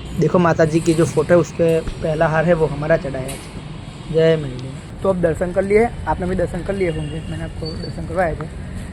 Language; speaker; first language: Hindi; non-native, local second language; Gujarati